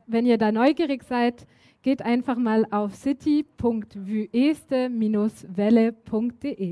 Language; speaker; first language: German; native; German